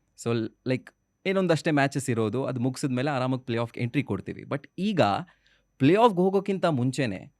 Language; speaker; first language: Kannada; native; Kannada